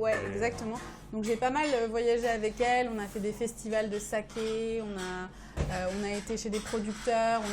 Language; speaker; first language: French; early bilingual, other home language; Persian